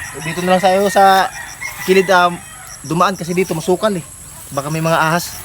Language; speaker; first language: Filipino; non-native, local second language; Cebuano